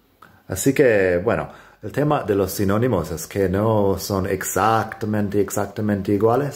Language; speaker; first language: Spanish; non-native, fluent; English